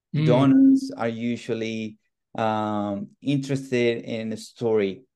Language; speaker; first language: English; non-native, fluent; Spanish